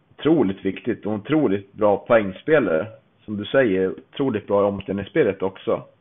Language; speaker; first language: Swedish; native; Swedish